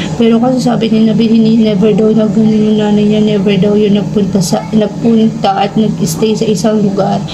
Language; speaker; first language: Filipino; native; Filipino